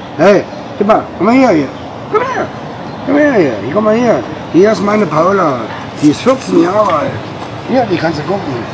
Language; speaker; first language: German; native; German